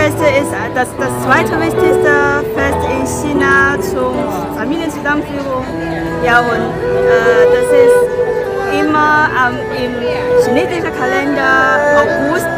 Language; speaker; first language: German; non-native, learner; Chinese